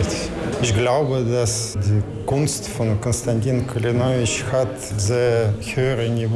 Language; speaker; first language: German; non-native, learner; Russian